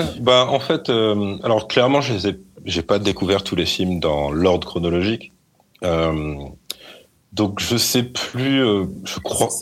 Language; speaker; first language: French; native; French